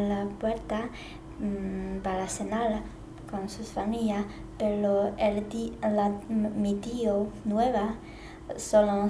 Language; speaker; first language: Spanish; non-native, learner; Chinese